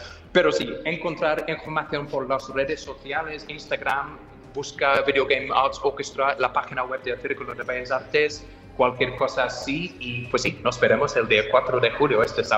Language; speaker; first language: Spanish; non-native, fluent; English